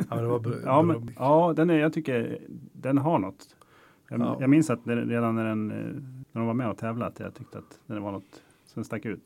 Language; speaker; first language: Swedish; native; Swedish